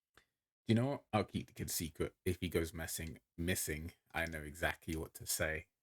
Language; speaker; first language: English; native; English